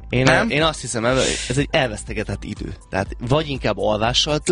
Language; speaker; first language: Hungarian; native; Hungarian